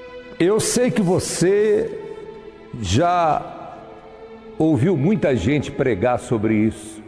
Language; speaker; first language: Portuguese; native; Portuguese